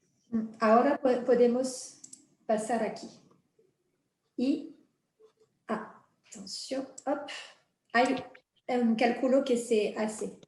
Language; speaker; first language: Spanish; non-native, fluent; French